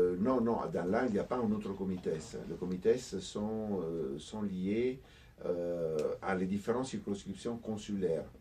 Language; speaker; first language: French; non-native, fluent; Italian